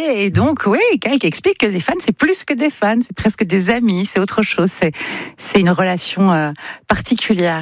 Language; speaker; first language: French; native; French